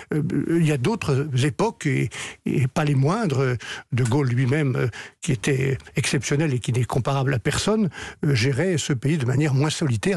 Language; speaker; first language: French; native; French